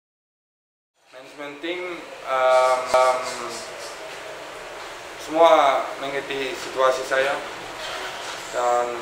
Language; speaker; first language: Indonesian; non-native, fluent; Dutch